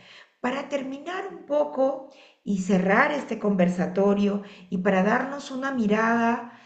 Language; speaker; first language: Spanish; native; Spanish